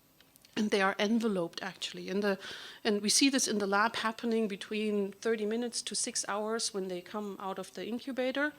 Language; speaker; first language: English; non-native, fluent; German